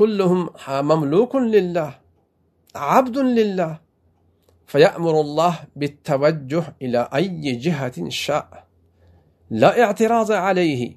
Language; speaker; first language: Arabic; non-native, fluent; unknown